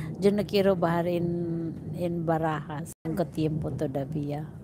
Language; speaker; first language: Spanish; non-native, learner; Filipino